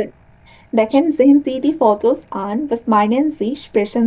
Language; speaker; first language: German; non-native, learner; Bangla